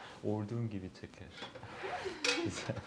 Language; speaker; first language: Turkish; non-native, fluent; Korean